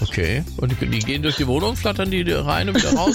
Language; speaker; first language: German; native; German